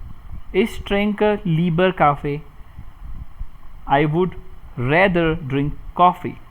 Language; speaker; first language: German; non-native, fluent; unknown